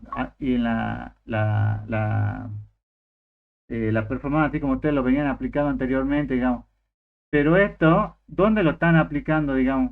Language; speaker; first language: Spanish; native; Spanish